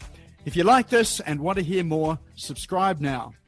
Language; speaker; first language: English; native; English